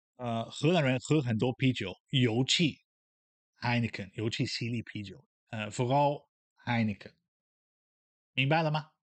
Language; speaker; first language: Chinese; non-native, fluent; Dutch